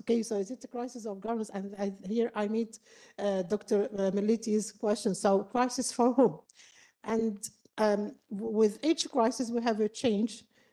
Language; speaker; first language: English; non-native, fluent; Arabic